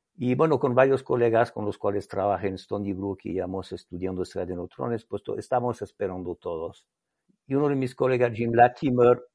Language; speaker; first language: Spanish; non-native, fluent; French